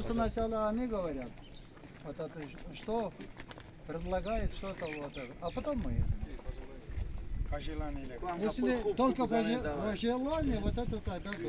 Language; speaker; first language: Russian; non-native, local second language; Tajik